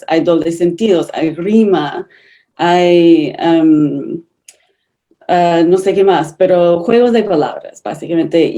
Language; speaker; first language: Spanish; non-native, fluent; English